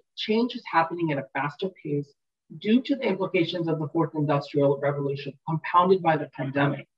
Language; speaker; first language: English; native; English